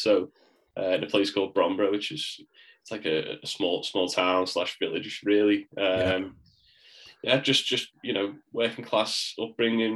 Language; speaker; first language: English; native; English